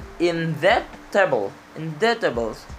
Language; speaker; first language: English; non-native, learner; Indonesian